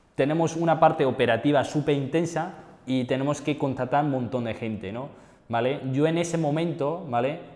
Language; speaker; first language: Spanish; non-native, fluent; Chinese